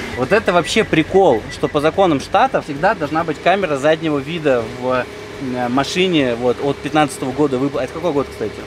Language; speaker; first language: Russian; native; Russian